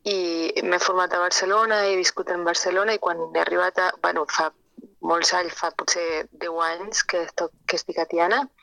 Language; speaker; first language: Catalan; early bilingual, other home language; Spanish